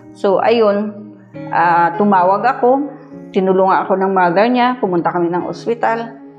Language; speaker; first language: Filipino; non-native, local second language; Hiligaynon